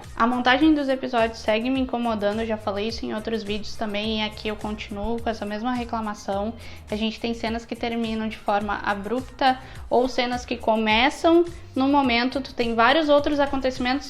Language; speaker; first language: Portuguese; native; Portuguese